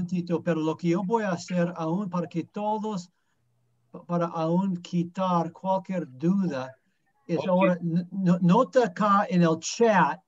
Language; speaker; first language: Spanish; non-native, fluent; English